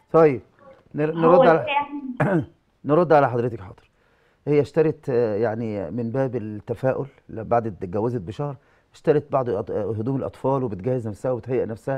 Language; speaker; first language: Arabic; native; Arabic